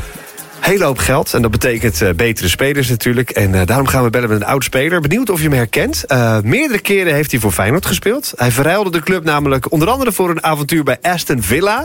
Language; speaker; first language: Dutch; native; Dutch